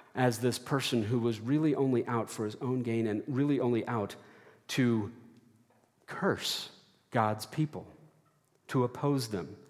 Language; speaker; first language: English; native; English